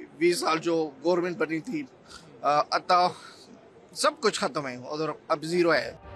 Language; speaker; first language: Hindi; non-native, fluent; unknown